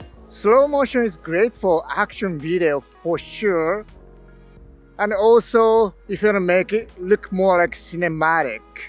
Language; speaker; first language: English; non-native, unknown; Japanese